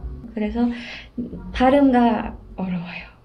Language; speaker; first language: Korean; non-native, learner; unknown